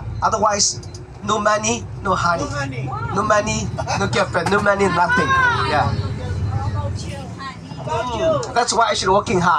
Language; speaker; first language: English; non-native, learner; Chinese